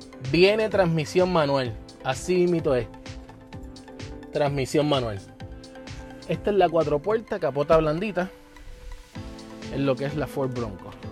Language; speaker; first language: Spanish; native; Spanish